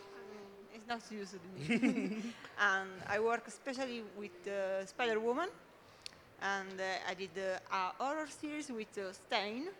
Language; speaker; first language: English; non-native, learner; Italian